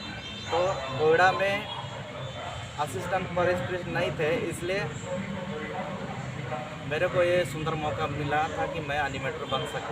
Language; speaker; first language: Hindi; non-native, local second language; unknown